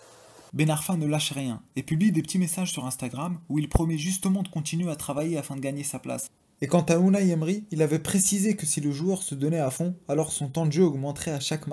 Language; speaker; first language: French; native; French